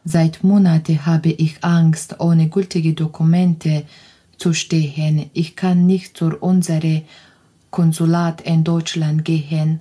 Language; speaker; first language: German; non-native, learner; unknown